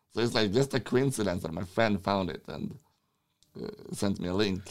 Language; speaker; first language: English; non-native, fluent; Swedish